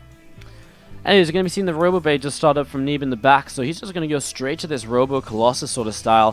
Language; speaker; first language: English; native; English